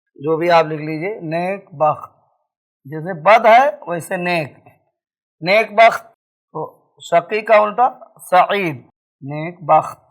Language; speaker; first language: Urdu; native; Urdu